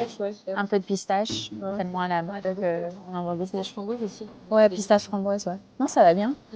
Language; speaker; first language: French; native; French